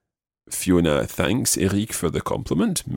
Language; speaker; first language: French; non-native, fluent; English